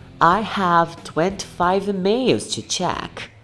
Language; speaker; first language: English; non-native, fluent; Portuguese